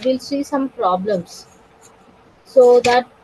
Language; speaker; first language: English; non-native, local second language; Telugu